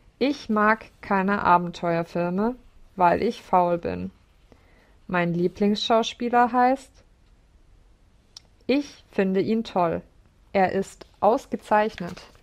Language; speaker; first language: German; non-native, learner; English